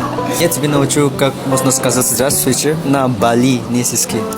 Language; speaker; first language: Russian; non-native, learner; Indonesian